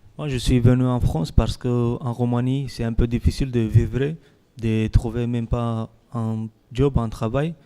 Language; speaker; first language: French; non-native, learner; Romanian